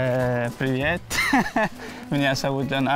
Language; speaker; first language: Russian; non-native, learner; Spanish